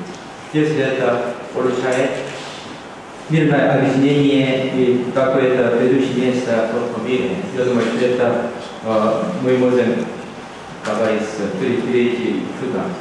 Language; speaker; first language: Russian; non-native, learner; Korean